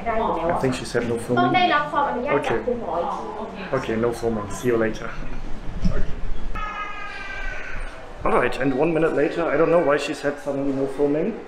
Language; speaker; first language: English; non-native, fluent; German